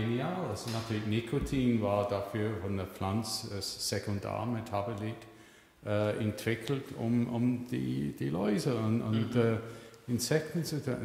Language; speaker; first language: German; non-native, fluent; English